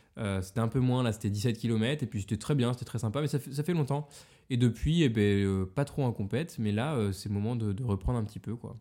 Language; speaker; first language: French; native; French